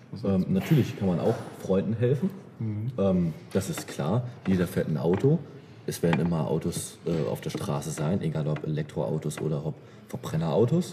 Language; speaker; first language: German; native; German